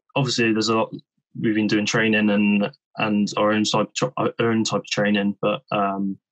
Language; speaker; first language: English; native; English